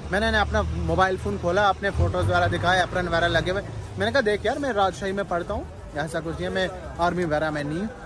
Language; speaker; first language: Hindi; native; Hindi